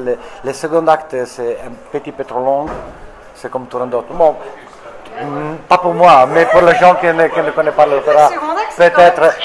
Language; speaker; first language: French; non-native, fluent; Italian